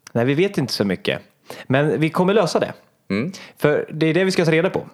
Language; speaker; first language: Swedish; native; Swedish